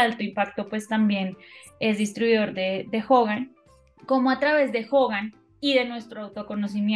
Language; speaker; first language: Spanish; native; Spanish